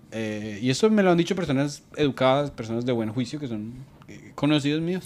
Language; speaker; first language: Spanish; native; Spanish